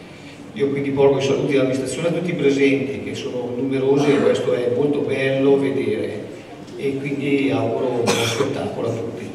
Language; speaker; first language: Italian; native; Italian